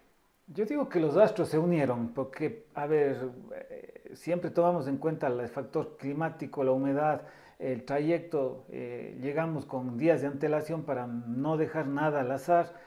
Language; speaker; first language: Spanish; native; Spanish